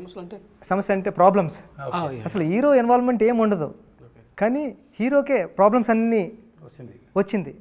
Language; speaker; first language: Telugu; native; Telugu